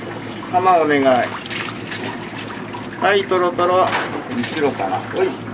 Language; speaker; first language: Japanese; native; Japanese